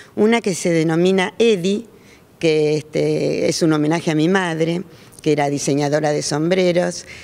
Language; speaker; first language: Spanish; native; Spanish